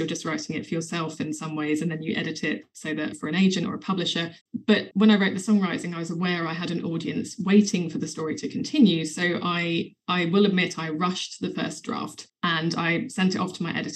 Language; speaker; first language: English; native; English